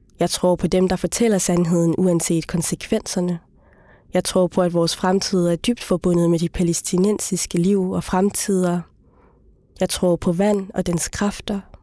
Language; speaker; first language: Danish; early bilingual, other home language; Somali